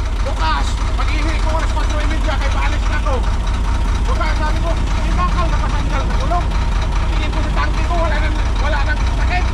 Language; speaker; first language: Filipino; non-native, local second language; Cebuano